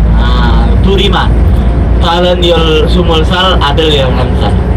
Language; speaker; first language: Korean; non-native, learner; Indonesian